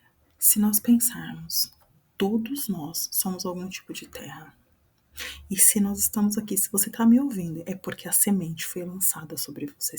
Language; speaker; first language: Portuguese; native; Portuguese